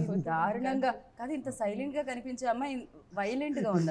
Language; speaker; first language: Telugu; native; Telugu